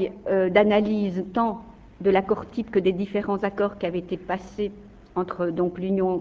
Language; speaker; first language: French; native; French